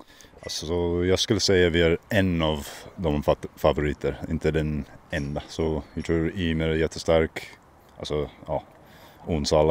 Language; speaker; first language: Swedish; non-native, fluent; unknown